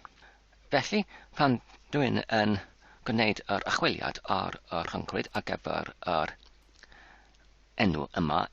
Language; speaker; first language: Welsh; non-native, learner; English